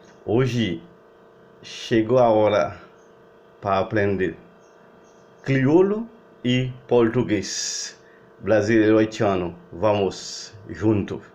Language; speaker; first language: Portuguese; non-native, learner; Haitian Creole